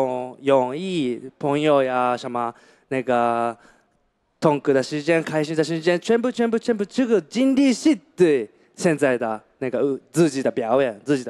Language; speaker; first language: Chinese; non-native, learner; Japanese